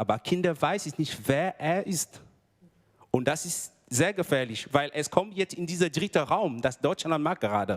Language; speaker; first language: German; non-native, fluent; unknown